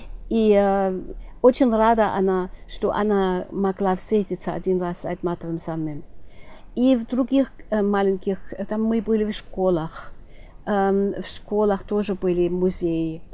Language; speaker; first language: Russian; non-native, fluent; German